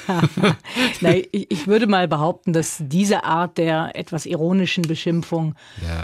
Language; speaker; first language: German; native; German